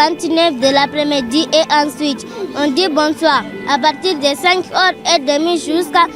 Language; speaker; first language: French; non-native, learner; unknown